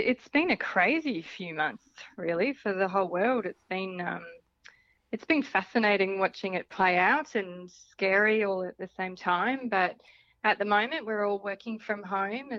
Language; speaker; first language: English; native; English